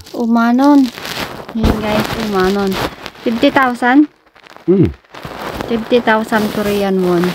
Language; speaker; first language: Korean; non-native, learner; Filipino